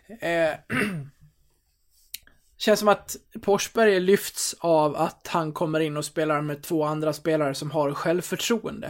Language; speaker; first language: Swedish; native; Swedish